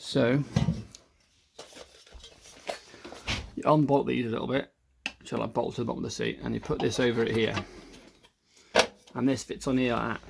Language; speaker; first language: English; native; English